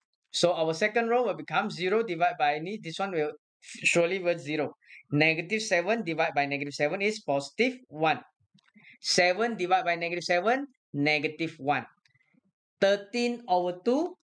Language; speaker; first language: English; non-native, local second language; Malay